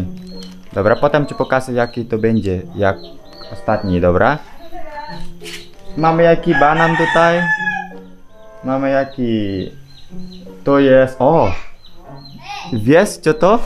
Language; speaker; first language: Polish; non-native, learner; Balinese